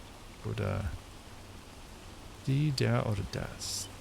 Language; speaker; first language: German; non-native, learner; English